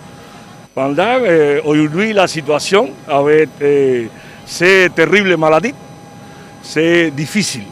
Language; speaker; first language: French; non-native, learner; Spanish